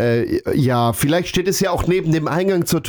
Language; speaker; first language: German; native; German